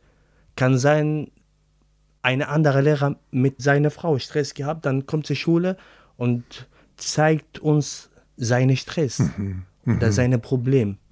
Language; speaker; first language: German; non-native, learner; Arabic